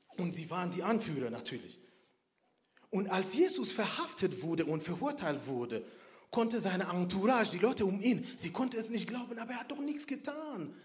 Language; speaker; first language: German; non-native, fluent; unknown